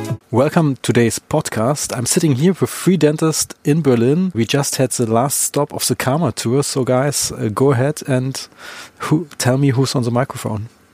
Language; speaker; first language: English; non-native, fluent; German